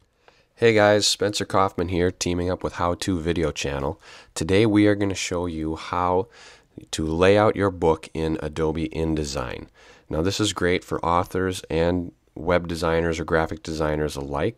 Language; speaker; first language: English; native; English